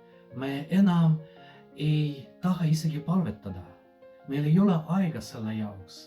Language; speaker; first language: Estonian; non-native, fluent; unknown